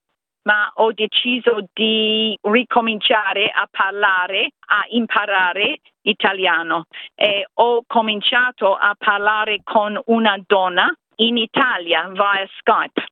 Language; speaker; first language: Italian; non-native, fluent; English